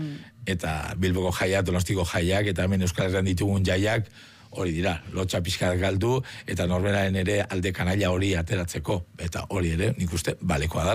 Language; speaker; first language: Basque; native; Basque